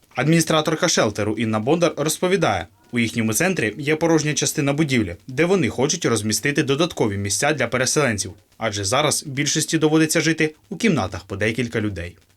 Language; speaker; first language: Ukrainian; native; Ukrainian